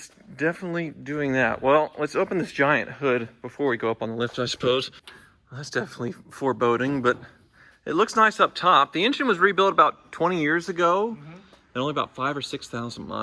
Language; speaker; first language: English; native; English